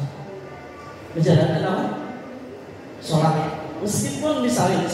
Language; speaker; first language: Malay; non-native, local second language; Javanese